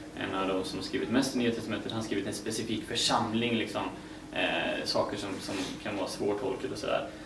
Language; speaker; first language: Swedish; native; Swedish